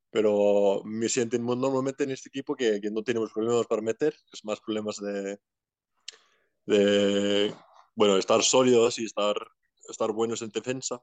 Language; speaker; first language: Spanish; non-native, fluent; Icelandic